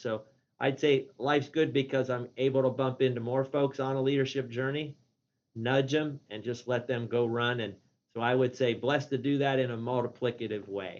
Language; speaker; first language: English; native; English